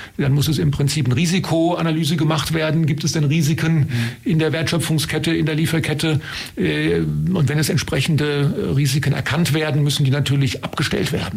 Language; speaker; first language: German; native; German